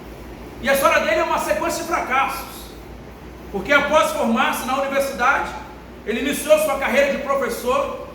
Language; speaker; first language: Portuguese; native; Portuguese